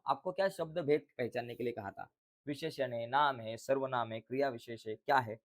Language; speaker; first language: Hindi; non-native, local second language; Marathi